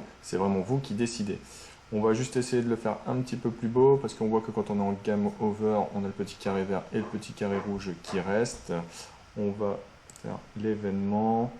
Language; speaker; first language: French; native; French